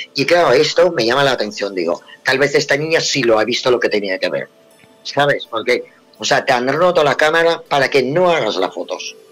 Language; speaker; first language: Spanish; non-native, fluent; Russian